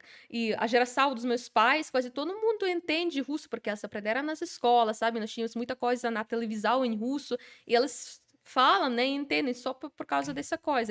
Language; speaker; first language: Portuguese; non-native, fluent; Ukrainian